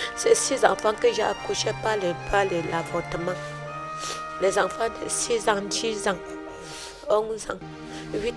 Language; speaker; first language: French; non-native, local second language; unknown